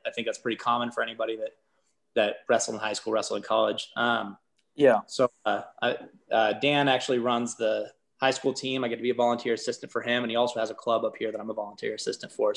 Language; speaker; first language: English; native; English